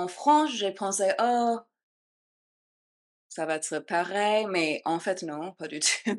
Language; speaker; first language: French; non-native, fluent; English